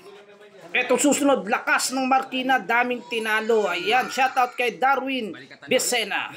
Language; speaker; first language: Filipino; native; Filipino